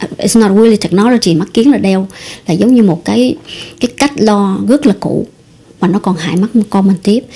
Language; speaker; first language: Vietnamese; early bilingual, heritage; Vietnamese